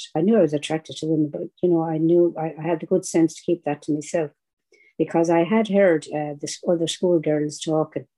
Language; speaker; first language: English; native; English